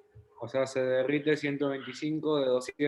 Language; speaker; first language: Spanish; native; Spanish